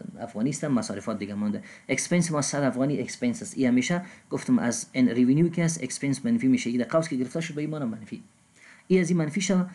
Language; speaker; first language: Persian; non-native, local second language; Pashto